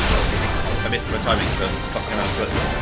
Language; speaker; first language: English; native; English